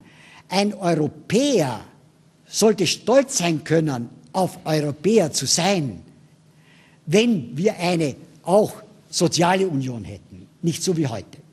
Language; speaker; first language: German; native; German